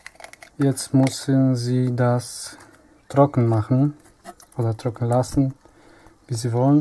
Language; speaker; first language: German; non-native, learner; Polish